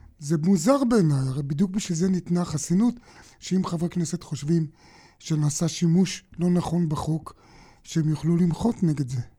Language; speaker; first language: Hebrew; native; Hebrew